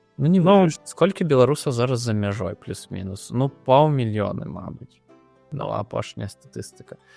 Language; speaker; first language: Belarusian; non-native, local second language; Russian